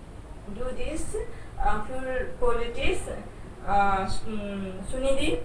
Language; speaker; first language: German; non-native, learner; Hindi